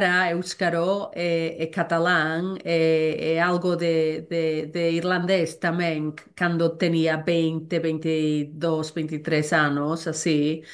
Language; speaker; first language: Portuguese; non-native, learner; Welsh